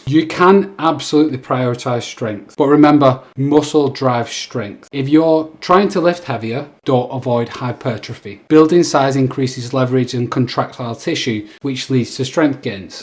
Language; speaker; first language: English; native; English